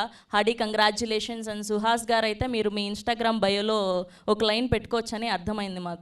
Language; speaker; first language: Telugu; native; Telugu